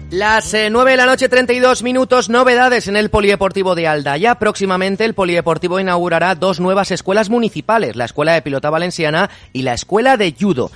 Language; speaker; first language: Spanish; native; Spanish